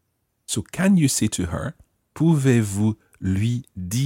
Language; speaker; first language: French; non-native, fluent; English